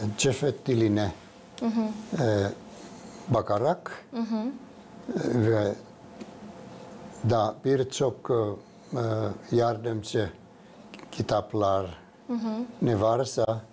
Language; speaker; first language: Turkish; non-native, fluent; Finnish